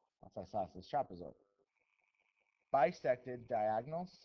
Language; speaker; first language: English; native; English